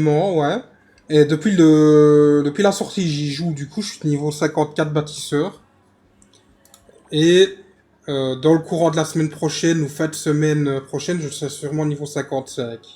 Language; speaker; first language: French; native; French